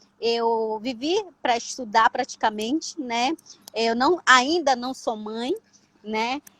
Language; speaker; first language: Portuguese; non-native, local second language; Ticuna